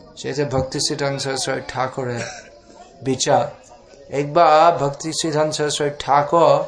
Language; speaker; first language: Bangla; non-native, fluent; English